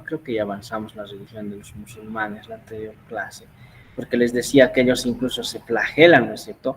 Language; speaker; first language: Spanish; native; Spanish